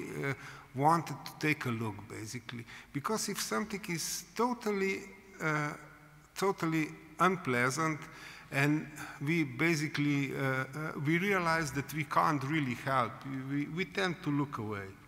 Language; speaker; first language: English; non-native, fluent; Slovenian